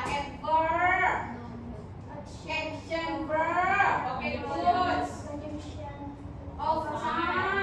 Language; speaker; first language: English; non-native, learner; Indonesian